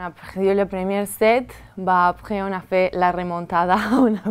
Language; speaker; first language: French; non-native, learner; Spanish